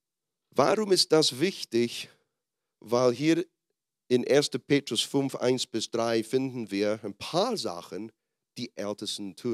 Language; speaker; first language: German; non-native, fluent; English